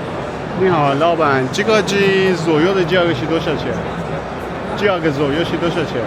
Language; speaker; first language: Chinese; non-native, learner; Persian